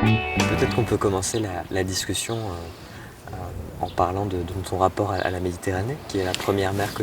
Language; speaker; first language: French; native; French